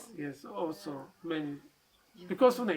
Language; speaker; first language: English; non-native, learner; Serbian